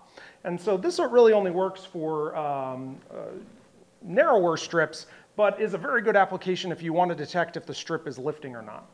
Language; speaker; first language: English; native; English